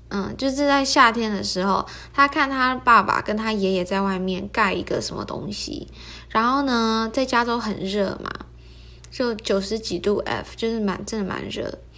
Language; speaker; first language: Chinese; early bilingual, heritage; Chinese